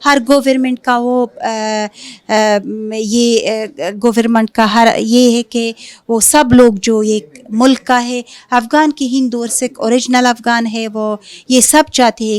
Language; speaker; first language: Hindi; non-native, fluent; Punjabi